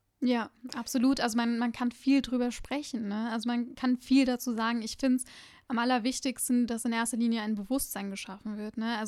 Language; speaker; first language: German; early bilingual, other home language; Urdu